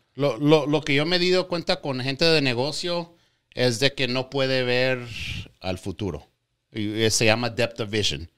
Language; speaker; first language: Spanish; early bilingual, heritage; Spanish